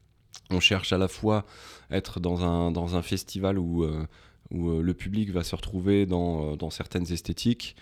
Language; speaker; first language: French; native; French